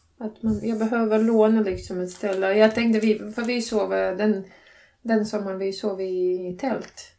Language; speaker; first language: Swedish; non-native, learner; Latvian